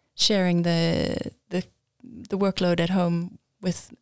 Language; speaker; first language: English; native; English